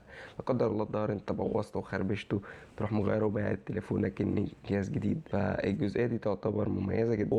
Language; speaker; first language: Arabic; native; Arabic